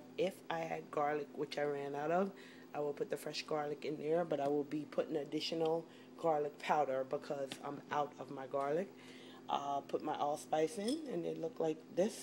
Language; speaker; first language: English; native; English